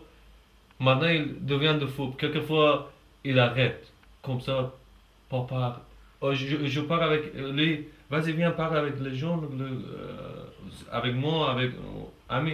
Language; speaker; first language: French; non-native, learner; Persian